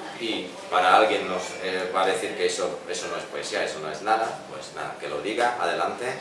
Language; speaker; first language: Spanish; non-native, fluent; Czech